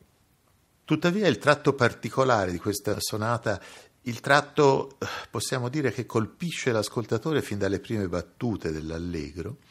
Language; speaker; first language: Italian; native; Italian